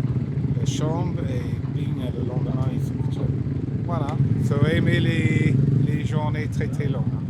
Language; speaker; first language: French; non-native, fluent; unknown